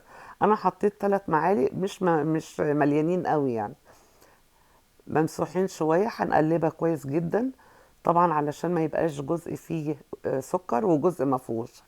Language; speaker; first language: Arabic; native; Arabic